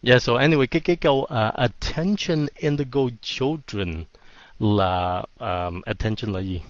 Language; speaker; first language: Vietnamese; early bilingual, heritage; Vietnamese